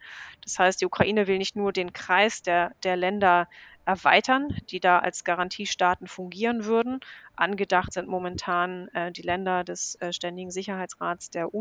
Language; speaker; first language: German; native; German